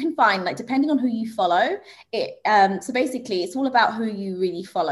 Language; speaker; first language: English; early bilingual, other home language; Swahili